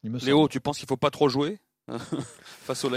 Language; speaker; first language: French; native; French